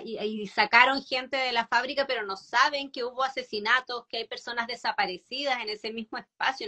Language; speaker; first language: Spanish; native; Spanish